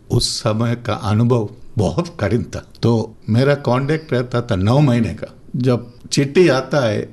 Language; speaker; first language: Hindi; non-native, local second language; Divehi